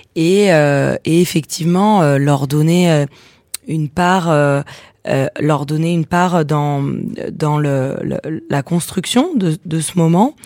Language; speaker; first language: French; native; French